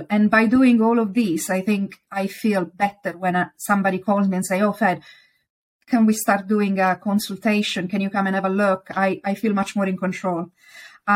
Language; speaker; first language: English; non-native, fluent; Italian